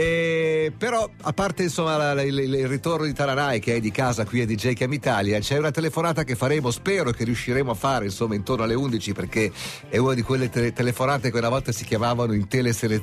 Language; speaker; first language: Italian; native; Italian